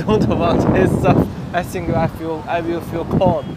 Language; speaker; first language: English; non-native, learner; Chinese